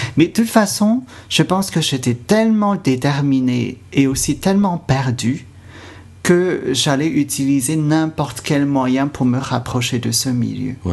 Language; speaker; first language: French; non-native, fluent; Cantonese